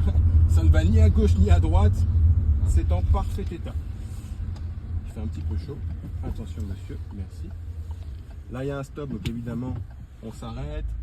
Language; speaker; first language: French; native; French